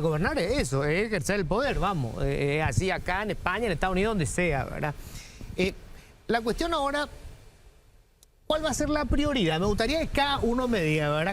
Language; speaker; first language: Spanish; native; Spanish